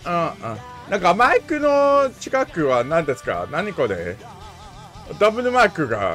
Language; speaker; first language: Japanese; non-native, learner; English